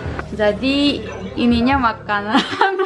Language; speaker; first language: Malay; non-native, fluent; Korean